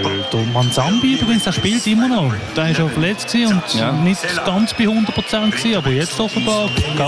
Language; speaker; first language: German; native; German